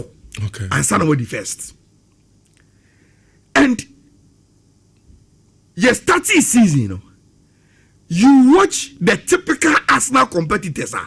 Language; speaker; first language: English; non-native, local second language; Akan